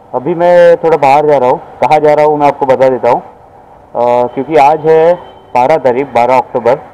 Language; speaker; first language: Hindi; non-native, local second language; Marathi